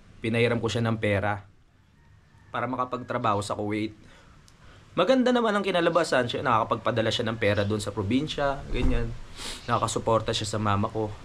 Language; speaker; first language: Filipino; native; Filipino